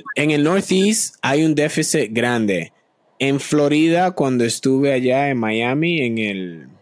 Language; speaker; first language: Spanish; native; Spanish